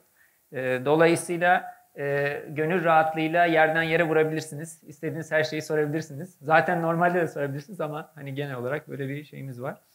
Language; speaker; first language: Turkish; native; Turkish